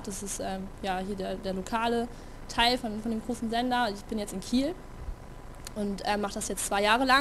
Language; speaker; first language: German; native; German